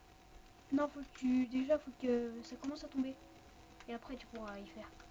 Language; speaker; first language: French; native; French